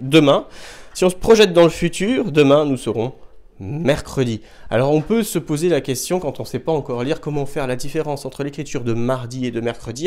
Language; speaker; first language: French; native; French